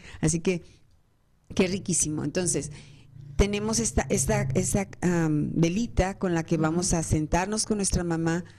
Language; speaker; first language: Spanish; native; Spanish